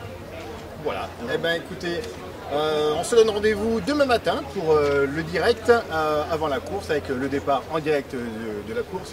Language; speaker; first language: French; native; French